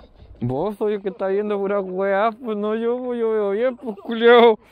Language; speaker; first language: Spanish; native; Spanish